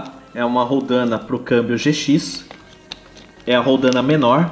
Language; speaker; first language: Portuguese; native; Portuguese